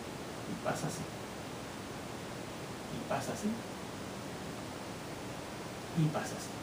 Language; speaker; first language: Spanish; native; Spanish